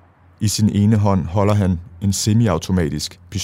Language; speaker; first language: Danish; native; Danish